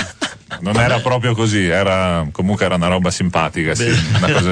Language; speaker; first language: Italian; native; Italian